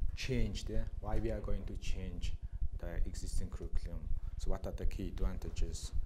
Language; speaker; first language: English; non-native, fluent; Mongolian